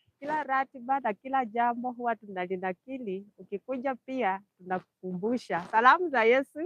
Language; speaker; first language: Swahili; non-native, local second language; Luyia